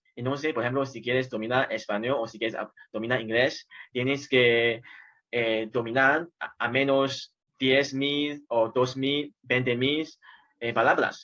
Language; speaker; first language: Spanish; non-native, fluent; Chinese